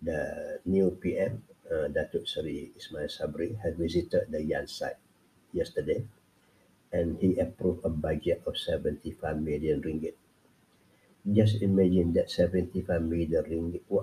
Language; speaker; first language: English; non-native, local second language; Pattani Malay